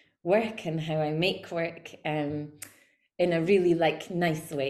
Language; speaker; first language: English; native; English